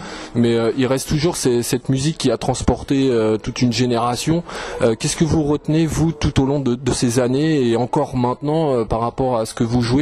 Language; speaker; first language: French; native; French